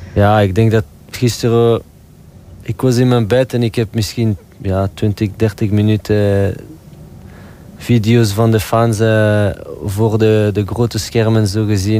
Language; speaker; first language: Dutch; non-native, local second language; French